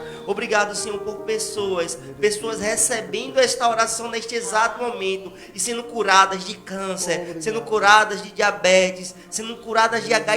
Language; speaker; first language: Portuguese; native; Portuguese